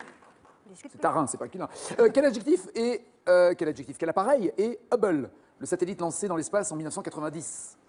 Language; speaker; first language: French; native; French